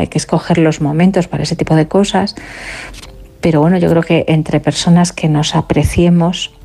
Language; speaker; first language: Spanish; native; Spanish